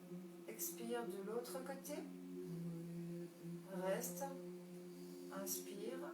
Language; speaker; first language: French; native; French